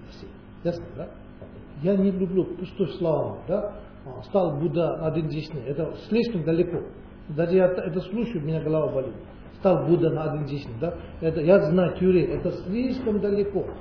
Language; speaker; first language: Russian; non-native, learner; Tibetan